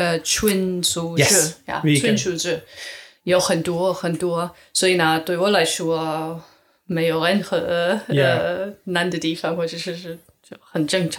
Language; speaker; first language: Chinese; non-native, learner; English